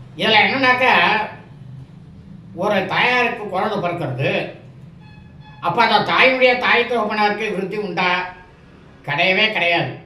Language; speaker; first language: Tamil; native; Tamil